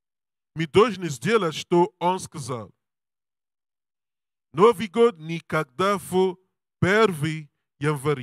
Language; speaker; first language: Russian; non-native, learner; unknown